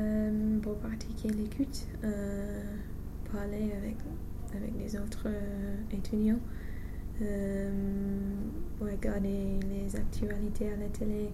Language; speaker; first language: French; non-native, fluent; English